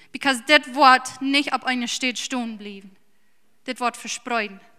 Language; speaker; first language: German; early bilingual, heritage; English